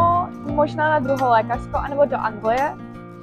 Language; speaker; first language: Czech; early bilingual, heritage; Czech